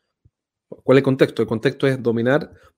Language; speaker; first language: Spanish; native; Spanish